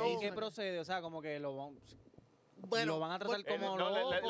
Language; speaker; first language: Spanish; native; Spanish